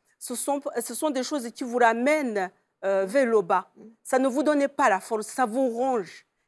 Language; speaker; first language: French; non-native, local second language; Kinyarwanda